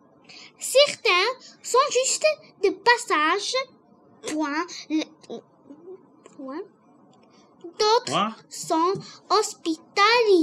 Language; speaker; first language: French; non-native, learner; Arabic